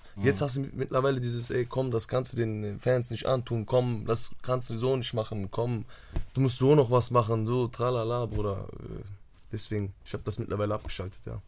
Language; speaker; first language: German; native; German